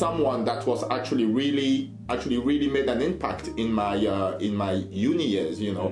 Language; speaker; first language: English; non-native, fluent; French